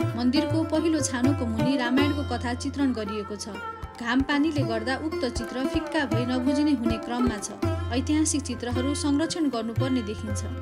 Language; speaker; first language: Nepali; native; Nepali